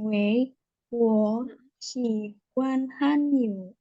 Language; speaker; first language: Chinese; non-native, learner; Indonesian